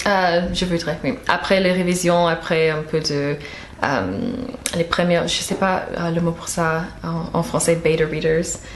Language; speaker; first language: French; non-native, fluent; English